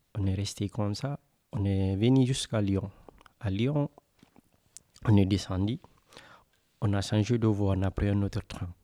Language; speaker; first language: French; non-native, local second language; Fula